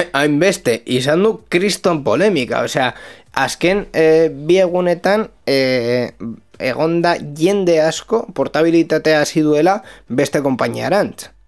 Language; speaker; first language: Basque; non-native, local second language; Spanish